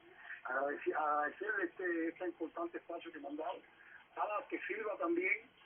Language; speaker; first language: Spanish; native; Spanish